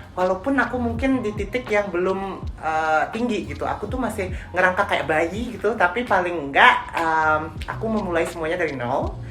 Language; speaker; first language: Indonesian; non-native, local second language; Balinese